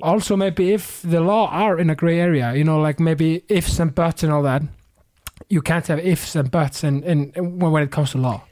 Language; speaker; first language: English; non-native, fluent; Icelandic